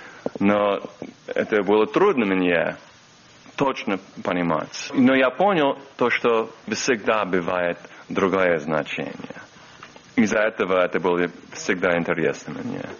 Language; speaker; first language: Russian; non-native, learner; English